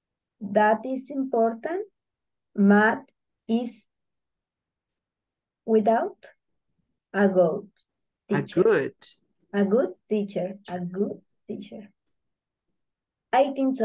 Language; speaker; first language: English; non-native, learner; Spanish